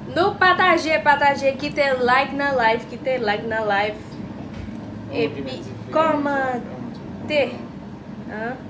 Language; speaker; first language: Haitian Creole; non-native, fluent; Portuguese